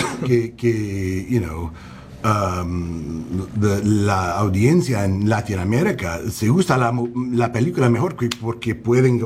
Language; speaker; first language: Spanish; early bilingual, heritage; English